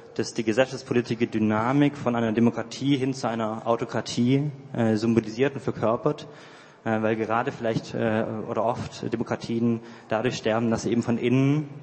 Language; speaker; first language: German; native; German